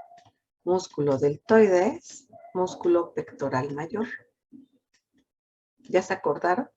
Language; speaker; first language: Spanish; native; Spanish